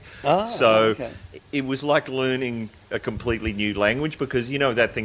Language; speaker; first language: English; native; English